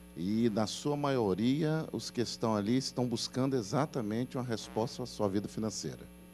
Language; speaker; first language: Portuguese; native; Portuguese